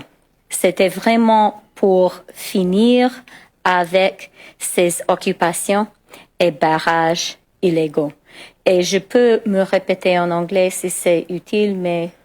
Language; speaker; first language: French; non-native, local second language; English